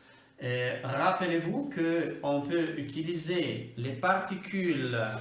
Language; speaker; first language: French; non-native, fluent; Italian